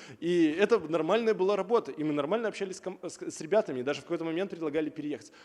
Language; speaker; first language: Russian; native; Russian